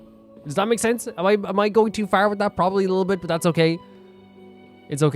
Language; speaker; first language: English; native; English